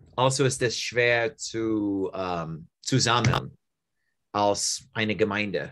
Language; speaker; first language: German; non-native, learner; English